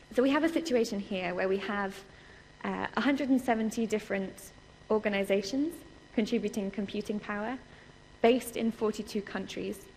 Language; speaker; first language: English; native; English